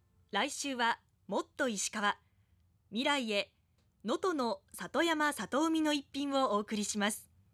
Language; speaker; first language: Japanese; native; Japanese